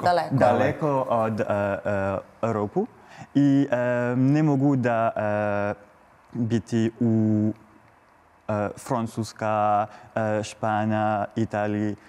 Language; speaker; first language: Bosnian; non-native, learner; French